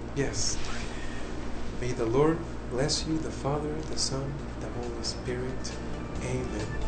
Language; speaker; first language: English; non-native, fluent; Spanish